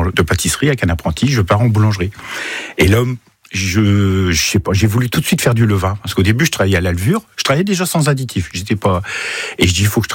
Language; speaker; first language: French; native; French